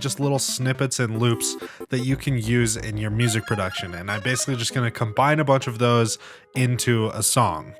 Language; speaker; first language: English; native; English